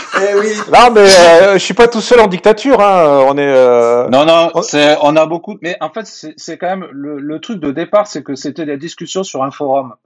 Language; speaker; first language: French; native; French